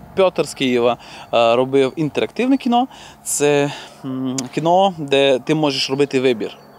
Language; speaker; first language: Ukrainian; native; Ukrainian